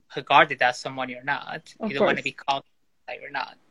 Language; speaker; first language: English; non-native, fluent; Portuguese